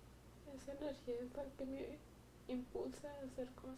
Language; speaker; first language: Spanish; native; Spanish